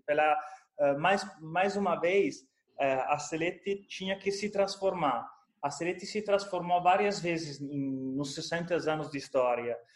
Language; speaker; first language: Portuguese; non-native, fluent; Italian